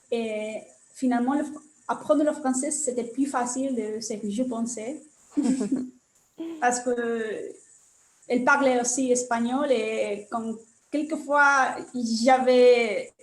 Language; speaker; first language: French; non-native, learner; Spanish